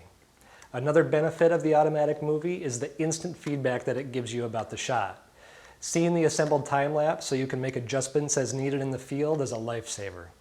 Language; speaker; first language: English; native; English